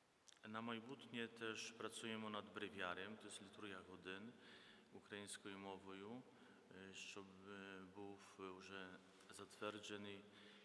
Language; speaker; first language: Ukrainian; non-native, fluent; Polish